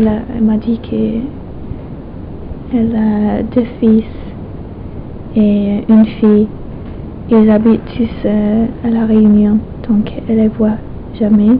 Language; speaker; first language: French; non-native, fluent; English